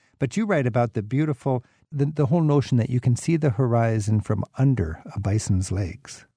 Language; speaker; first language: English; native; English